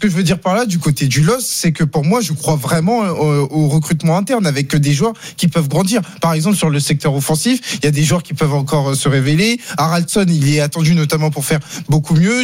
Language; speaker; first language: French; native; French